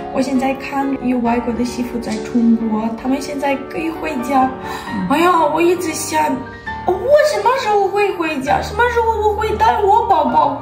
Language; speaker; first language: Chinese; non-native, learner; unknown